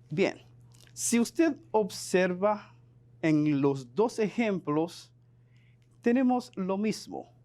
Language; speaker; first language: Spanish; non-native, fluent; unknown